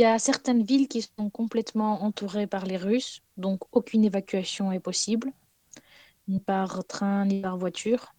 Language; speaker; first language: French; non-native, fluent; Ukrainian